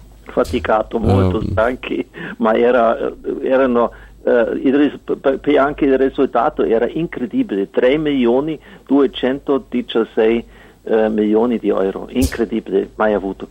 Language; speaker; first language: Italian; non-native, fluent; German